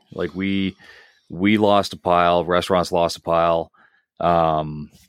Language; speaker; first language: English; native; English